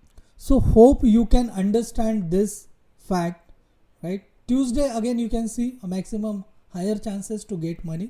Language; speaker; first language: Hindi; native; Hindi